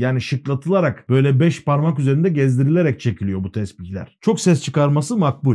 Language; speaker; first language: Turkish; native; Turkish